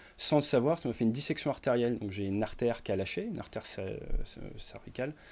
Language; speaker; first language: French; native; French